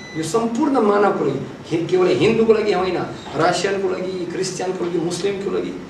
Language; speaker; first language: Nepali; non-native, fluent; Russian